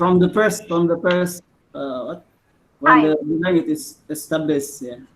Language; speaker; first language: English; non-native, learner; Indonesian